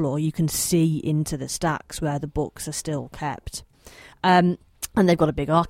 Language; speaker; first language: English; native; English